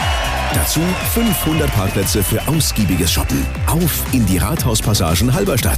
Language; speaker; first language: German; native; German